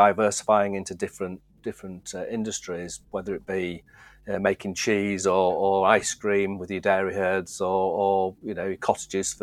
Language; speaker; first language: English; native; English